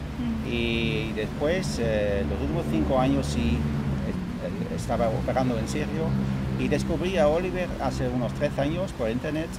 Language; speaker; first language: Spanish; non-native, fluent; Dutch